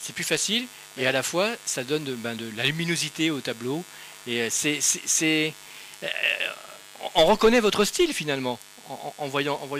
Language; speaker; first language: French; native; French